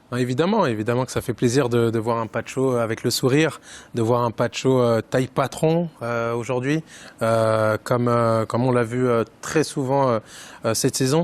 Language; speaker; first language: French; native; French